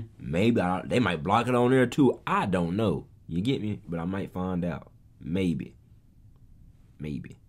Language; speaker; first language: English; native; English